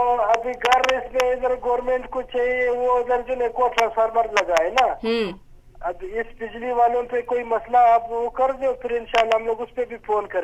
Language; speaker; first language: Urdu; non-native, local second language; Pashto